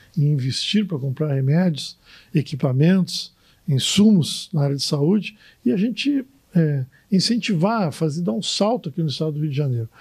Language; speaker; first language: Portuguese; native; Portuguese